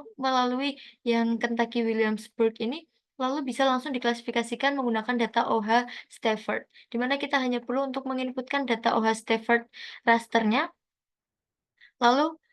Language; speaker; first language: Indonesian; native; Indonesian